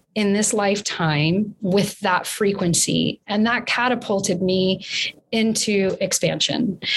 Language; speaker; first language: English; early bilingual, other home language; Spanish